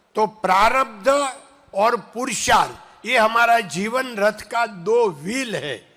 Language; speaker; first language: Hindi; non-native, local second language; Gujarati